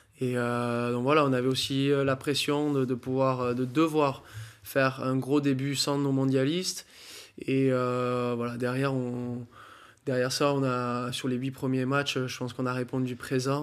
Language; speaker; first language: French; native; French